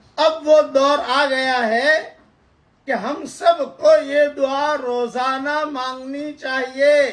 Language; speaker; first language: Urdu; native; Urdu